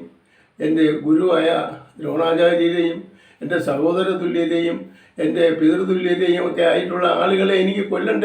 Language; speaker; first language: Malayalam; native; Malayalam